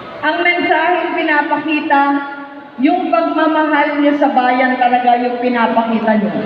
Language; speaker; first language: Filipino; non-native, local second language; Bikol